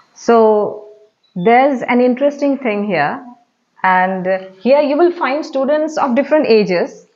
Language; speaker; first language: English; non-native, local second language; Assamese